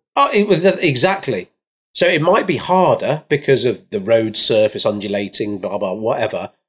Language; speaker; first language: English; early bilingual, other home language; Hindi